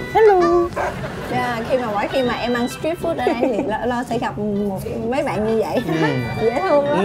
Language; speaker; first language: Vietnamese; native; Vietnamese